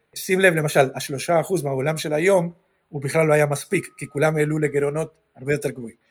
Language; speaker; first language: Hebrew; non-native, fluent; Spanish